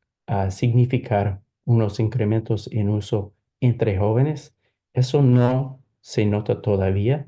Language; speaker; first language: Spanish; non-native, fluent; English